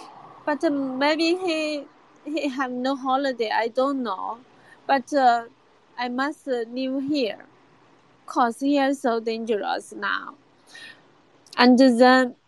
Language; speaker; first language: English; non-native, learner; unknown